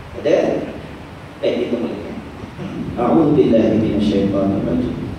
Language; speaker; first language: Malay; native; Malay